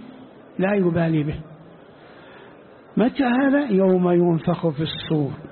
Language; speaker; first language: Arabic; native; Arabic